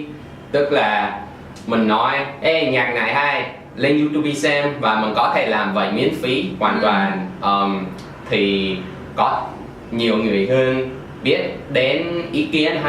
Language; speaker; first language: Vietnamese; non-native, fluent; English